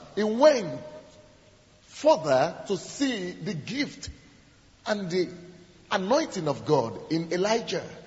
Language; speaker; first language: English; non-native, local second language; Yoruba